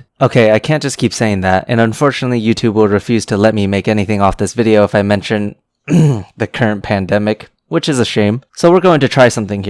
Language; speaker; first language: English; native; English